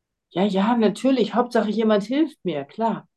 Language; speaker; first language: German; native; German